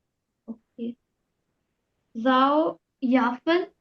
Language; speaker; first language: English; non-native, learner; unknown